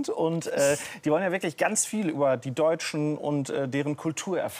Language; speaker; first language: German; native; German